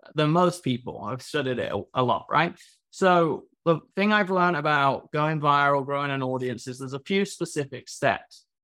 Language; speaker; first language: English; native; English